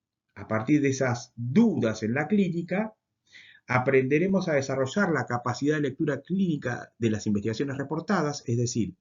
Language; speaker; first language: Spanish; native; Spanish